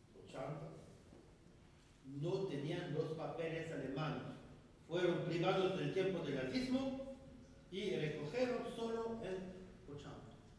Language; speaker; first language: Spanish; non-native, fluent; French